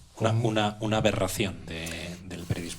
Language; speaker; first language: Spanish; native; Spanish